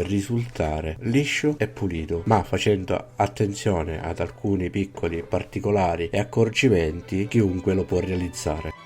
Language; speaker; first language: Italian; native; Italian